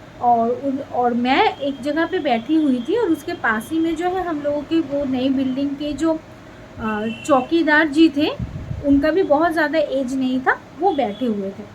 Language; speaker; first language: Hindi; non-native, local second language; Bangla